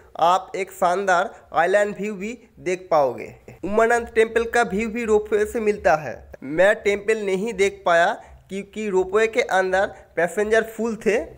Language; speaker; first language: Hindi; non-native, local second language; Bangla